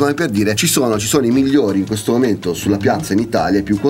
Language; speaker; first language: Italian; native; Italian